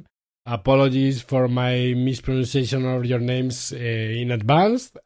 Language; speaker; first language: English; non-native, fluent; Spanish